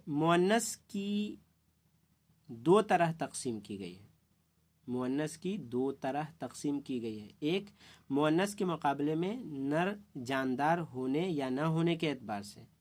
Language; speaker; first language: Urdu; native; Urdu